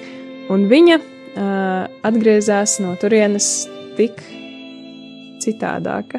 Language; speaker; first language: Latvian; native; Latvian